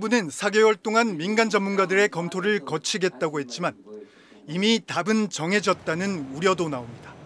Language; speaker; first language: Korean; native; Korean